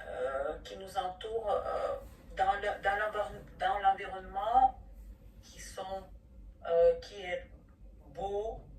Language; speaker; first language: French; non-native, fluent; Ukrainian